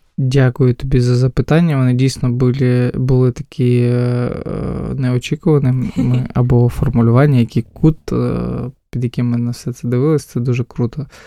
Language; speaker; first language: Ukrainian; non-native, local second language; Russian